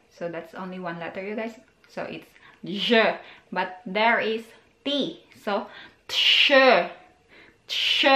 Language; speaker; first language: English; non-native, local second language; Filipino